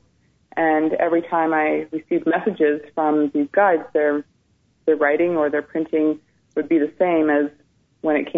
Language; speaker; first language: English; native; English